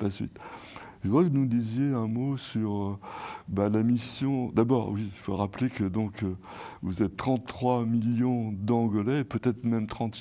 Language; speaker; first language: French; native; French